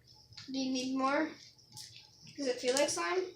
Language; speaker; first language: English; native; English